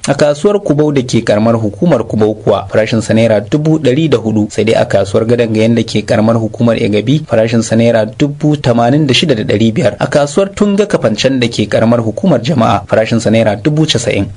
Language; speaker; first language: Hausa; native; Hausa